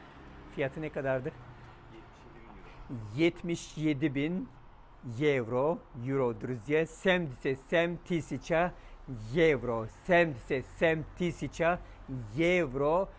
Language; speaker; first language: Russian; non-native, learner; Turkish